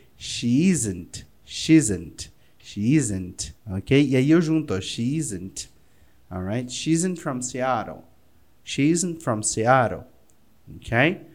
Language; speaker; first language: English; non-native, fluent; Portuguese